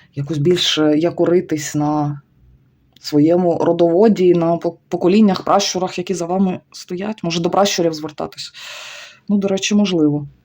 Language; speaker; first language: Ukrainian; non-native, local second language; Russian